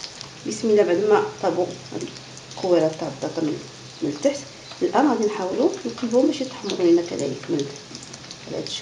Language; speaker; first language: Arabic; native; Arabic